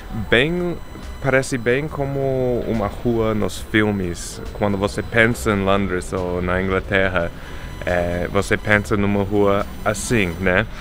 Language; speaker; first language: Portuguese; non-native, fluent; English